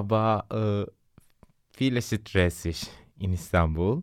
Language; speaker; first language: German; non-native, learner; Turkish